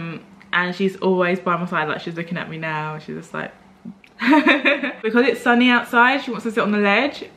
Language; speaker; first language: English; native; English